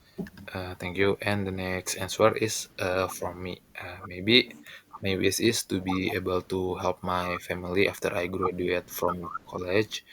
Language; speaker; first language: English; non-native, learner; Indonesian